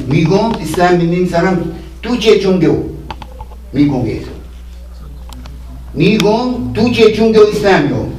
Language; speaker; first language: Korean; non-native, learner; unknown